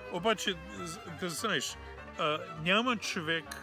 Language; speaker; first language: Bulgarian; non-native, fluent; English